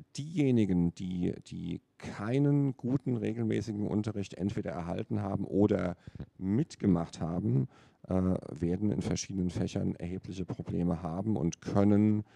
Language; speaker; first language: German; native; German